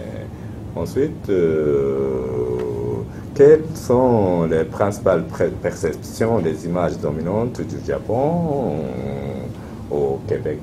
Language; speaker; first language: French; non-native, fluent; Japanese